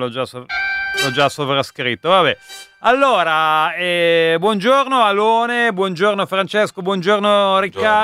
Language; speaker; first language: Italian; native; Italian